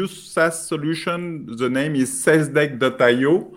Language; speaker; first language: English; non-native, fluent; French